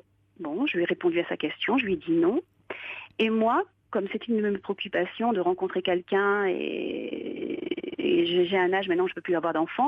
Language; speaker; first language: French; native; French